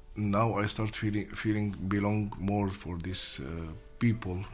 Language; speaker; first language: English; non-native, learner; Arabic